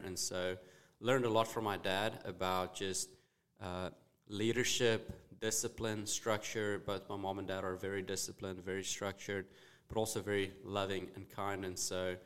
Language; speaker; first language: English; non-native, local second language; Afrikaans